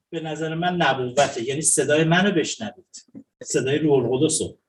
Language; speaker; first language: Persian; native; Persian